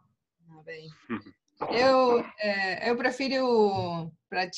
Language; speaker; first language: Portuguese; non-native, learner; Spanish